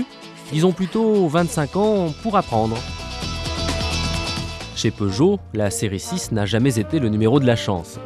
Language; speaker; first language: French; native; French